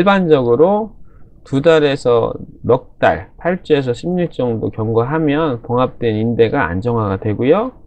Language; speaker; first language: Korean; native; Korean